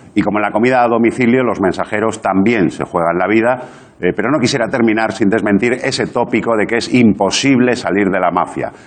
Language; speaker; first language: Spanish; native; Spanish